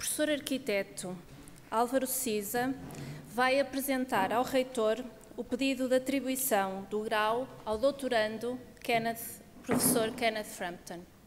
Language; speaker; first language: Portuguese; native; Portuguese